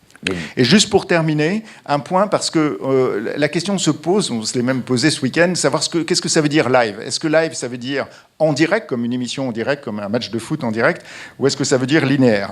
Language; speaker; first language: French; native; French